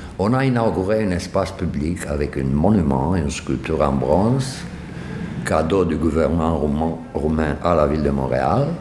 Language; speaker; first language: French; non-native, fluent; Romanian